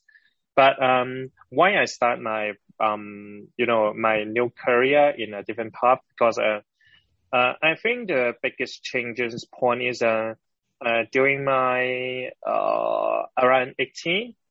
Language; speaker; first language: English; non-native, local second language; Cantonese